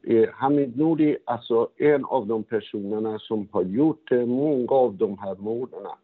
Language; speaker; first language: Swedish; non-native, fluent; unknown